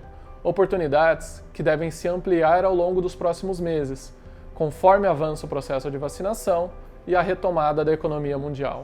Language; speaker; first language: Portuguese; native; Portuguese